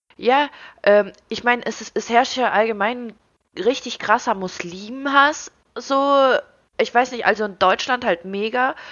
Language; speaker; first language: German; early bilingual, other home language; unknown